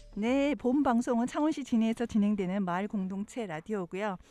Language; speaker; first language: Korean; native; Korean